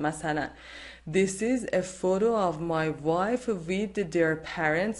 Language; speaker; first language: English; non-native, fluent; Persian